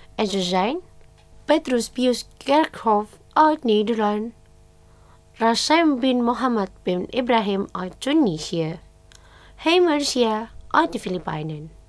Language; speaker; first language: Dutch; non-native, fluent; Indonesian